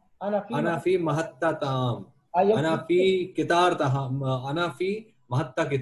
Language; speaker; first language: Arabic; non-native, learner; Hindi